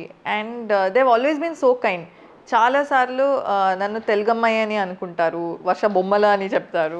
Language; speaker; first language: Telugu; non-native, fluent; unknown